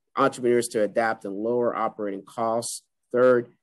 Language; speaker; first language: English; native; English